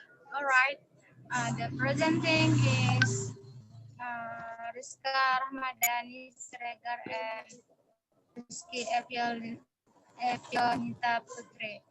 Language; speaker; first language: English; non-native, learner; Indonesian